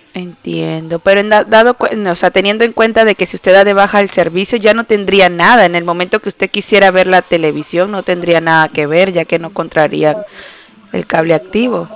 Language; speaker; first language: Spanish; native; Spanish